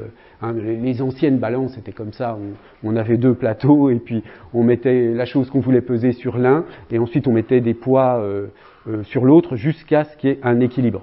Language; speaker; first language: French; native; French